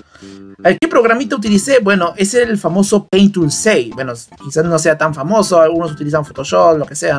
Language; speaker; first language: Spanish; native; Spanish